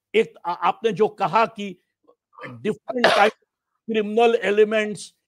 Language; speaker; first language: Hindi; native; Hindi